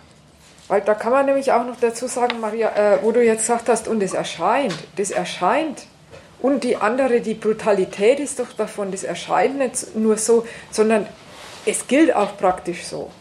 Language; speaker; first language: German; native; German